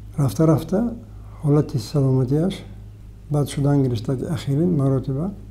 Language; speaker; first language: Tajik; native; Tajik